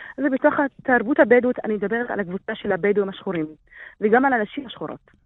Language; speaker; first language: Hebrew; non-native, local second language; Arabic